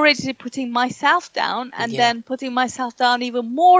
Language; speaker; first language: English; non-native, fluent; Turkish